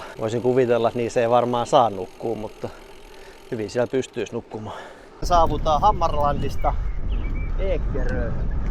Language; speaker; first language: Finnish; native; Finnish